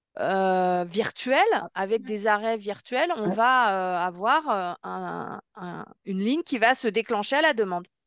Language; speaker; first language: French; native; French